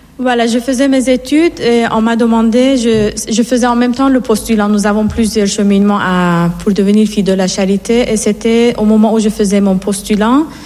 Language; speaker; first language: French; non-native, fluent; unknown